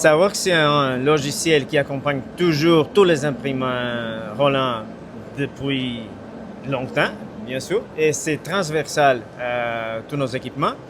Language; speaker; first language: French; non-native, fluent; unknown